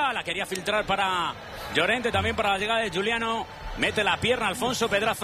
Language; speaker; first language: Spanish; native; Spanish